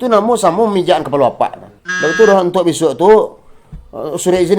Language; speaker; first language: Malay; non-native, local second language; Minangkabau